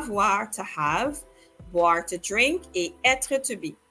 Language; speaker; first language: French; non-native, fluent; English